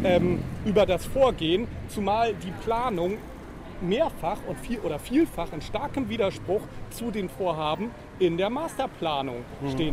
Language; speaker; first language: German; native; German